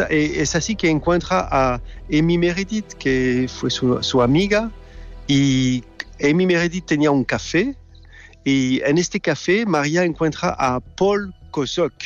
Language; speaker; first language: Spanish; non-native, fluent; French